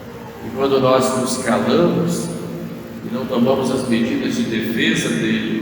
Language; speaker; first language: Portuguese; native; Portuguese